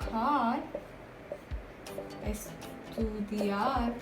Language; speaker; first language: Spanish; non-native, fluent; Hindi